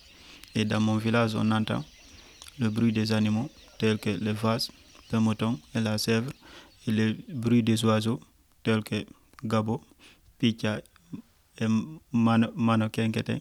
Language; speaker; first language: French; non-native, local second language; Fula